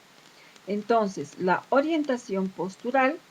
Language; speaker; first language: Spanish; native; Spanish